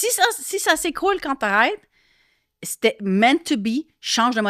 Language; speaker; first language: French; native; French